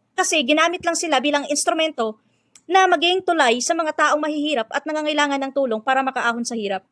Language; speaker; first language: Filipino; non-native, local second language; Hiligaynon